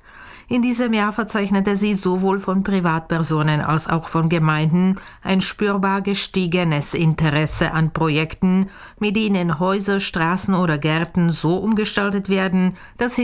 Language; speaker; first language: German; non-native, fluent; Czech